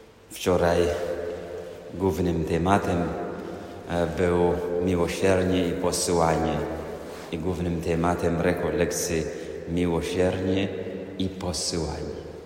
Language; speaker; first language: Polish; non-native, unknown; Amharic